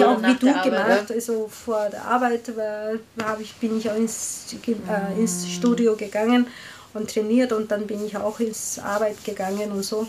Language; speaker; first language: German; non-native, learner; Korean